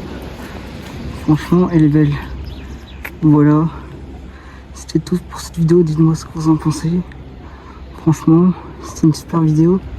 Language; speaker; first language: French; native; French